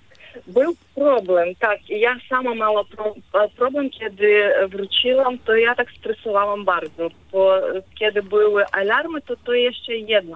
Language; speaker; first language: Polish; non-native, learner; Ukrainian